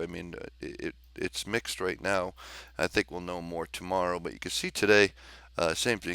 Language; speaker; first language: English; native; English